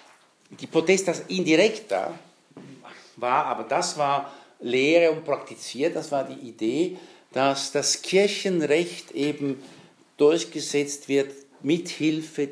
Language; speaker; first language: German; native; German